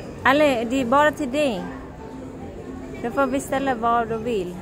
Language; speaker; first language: Swedish; non-native, learner; Filipino